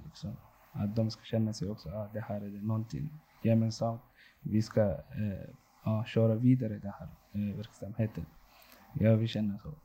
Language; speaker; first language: Swedish; non-native, local second language; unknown